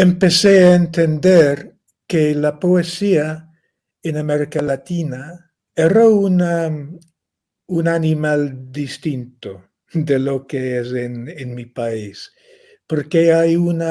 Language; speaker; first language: Spanish; non-native, fluent; English